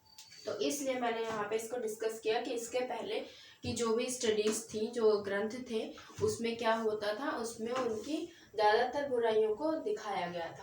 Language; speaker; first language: Hindi; native; Hindi